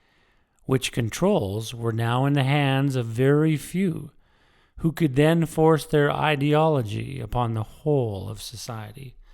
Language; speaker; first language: English; native; English